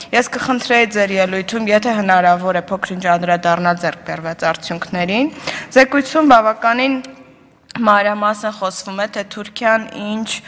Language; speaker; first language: Armenian; native; Armenian